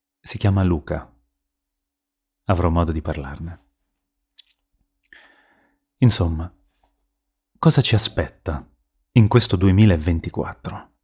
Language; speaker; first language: Italian; native; Italian